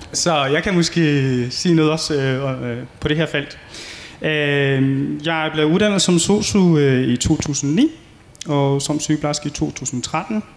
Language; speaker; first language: Danish; early bilingual, other home language; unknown